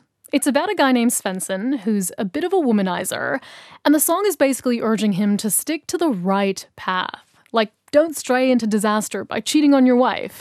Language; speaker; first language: English; native; English